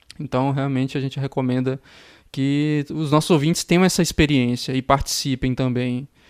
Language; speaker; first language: Portuguese; native; Portuguese